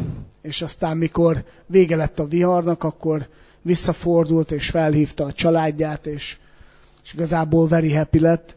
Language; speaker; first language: Hungarian; native; Hungarian